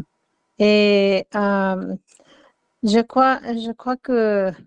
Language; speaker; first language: French; non-native, learner; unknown